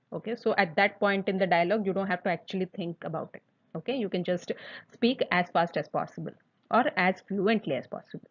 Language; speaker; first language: English; non-native, local second language; Telugu